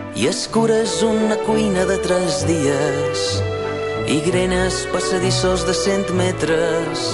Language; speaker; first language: Estonian; non-native, learner; Catalan